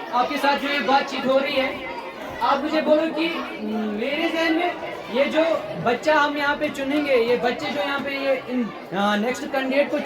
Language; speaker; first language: Hindi; non-native, local second language; Kashmiri